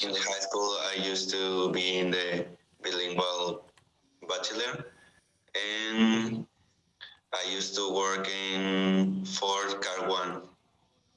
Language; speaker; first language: English; non-native, learner; Spanish